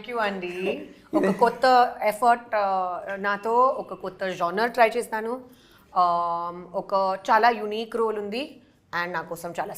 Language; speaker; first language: Telugu; non-native, learner; Hindi